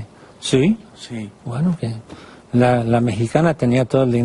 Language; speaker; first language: Spanish; non-native, fluent; English